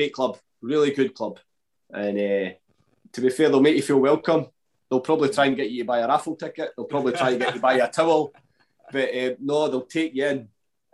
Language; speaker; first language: English; native; English